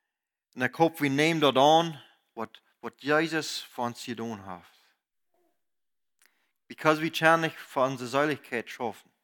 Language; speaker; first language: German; non-native, learner; Plautdietsch